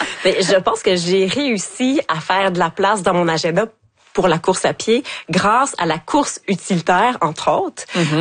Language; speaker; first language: French; native; French